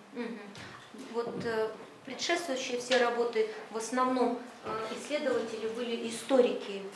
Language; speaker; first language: Russian; native; Russian